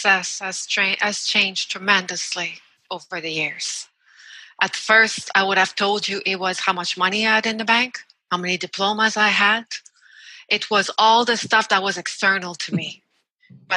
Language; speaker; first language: English; non-native, fluent; French